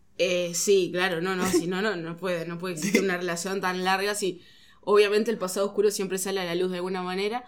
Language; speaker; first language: Spanish; native; Spanish